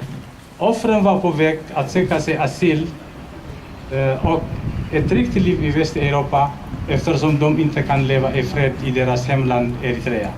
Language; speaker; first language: Swedish; non-native, fluent; Tigrinya